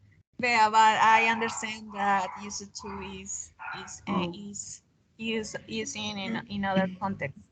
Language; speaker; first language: English; non-native, learner; Spanish